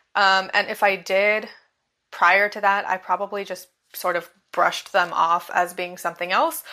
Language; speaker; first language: English; native; English